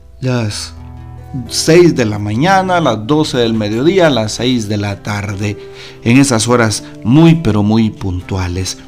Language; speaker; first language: Spanish; native; Spanish